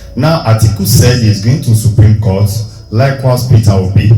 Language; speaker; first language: English; non-native, local second language; Yoruba